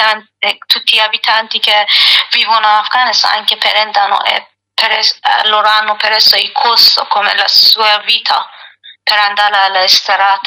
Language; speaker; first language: Italian; non-native, learner; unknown